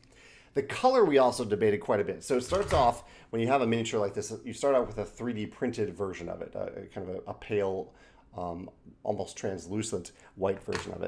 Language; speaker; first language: English; native; English